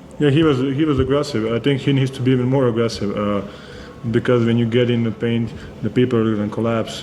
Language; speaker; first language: English; non-native, fluent; Serbian